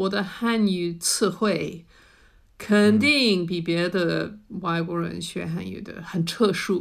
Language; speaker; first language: Chinese; non-native, fluent; English